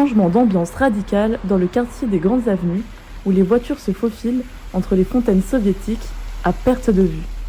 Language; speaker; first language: French; native; French